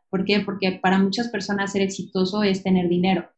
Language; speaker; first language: Spanish; native; Spanish